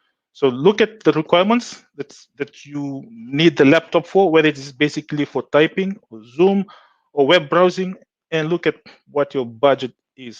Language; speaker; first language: English; non-native, local second language; Fijian